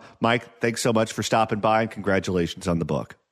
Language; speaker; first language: English; native; English